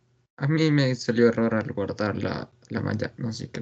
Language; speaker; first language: Spanish; native; Spanish